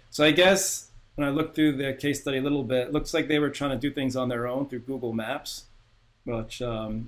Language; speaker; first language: English; native; English